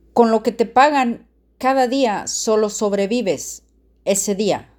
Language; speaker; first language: Spanish; native; Spanish